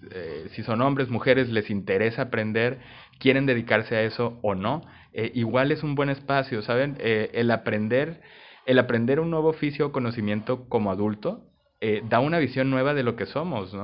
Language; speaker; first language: Spanish; native; Spanish